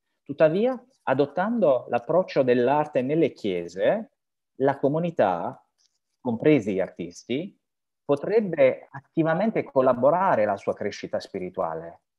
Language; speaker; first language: Italian; non-native, fluent; French